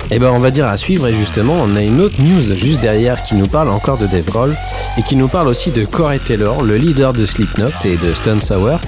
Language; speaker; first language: French; native; French